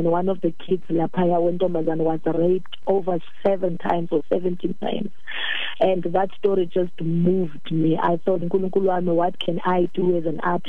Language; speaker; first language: English; non-native, local second language; Xhosa